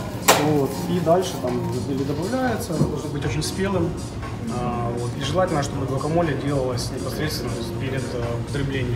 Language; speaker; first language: Russian; native; Russian